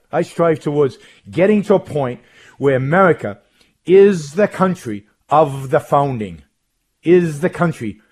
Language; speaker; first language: English; non-native, fluent; Hebrew